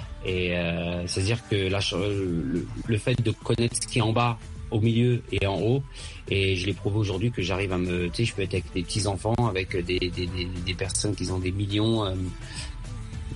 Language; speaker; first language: French; early bilingual, other home language; Arabic